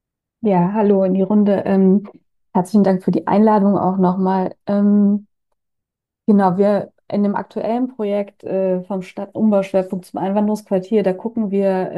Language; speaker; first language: German; native; German